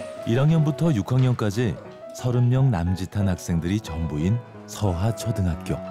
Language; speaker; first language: Korean; native; Korean